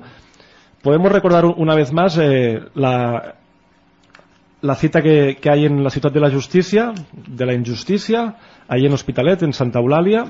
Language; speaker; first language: Spanish; non-native, local second language; Catalan